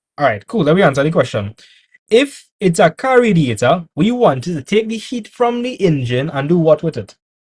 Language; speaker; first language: English; native; English